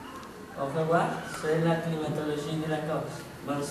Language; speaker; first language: French; non-native, learner; Spanish